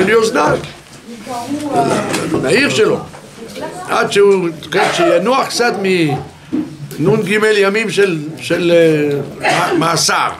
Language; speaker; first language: Hebrew; non-native, fluent; French